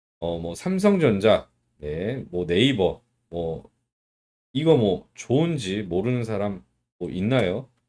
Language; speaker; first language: Korean; native; Korean